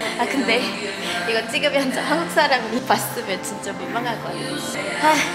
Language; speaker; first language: Korean; non-native, fluent; Malay